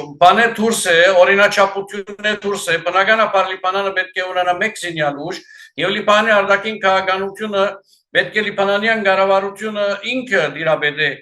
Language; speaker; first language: Armenian; early bilingual, heritage; Armenian